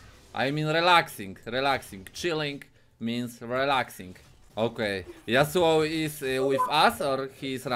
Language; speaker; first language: English; non-native, learner; Polish